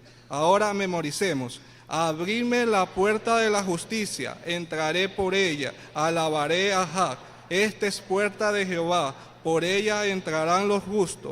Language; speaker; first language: Spanish; native; Spanish